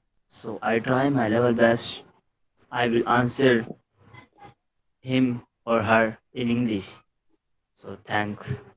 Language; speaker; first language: English; non-native, learner; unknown